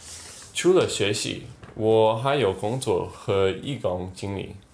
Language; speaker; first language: Chinese; non-native, learner; English